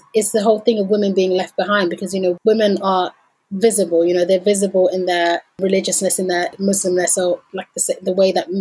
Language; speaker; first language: English; early bilingual, other home language; Danish